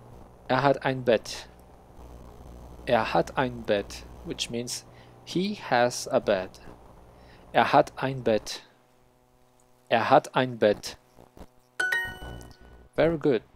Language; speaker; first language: German; non-native, learner; Spanish